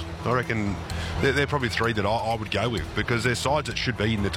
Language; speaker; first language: English; native; English